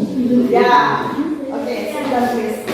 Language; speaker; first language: English; non-native, learner; Indonesian